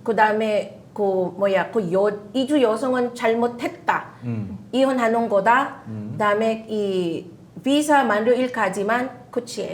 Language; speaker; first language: Korean; non-native, fluent; Filipino